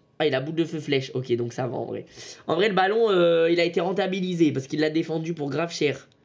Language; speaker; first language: French; native; French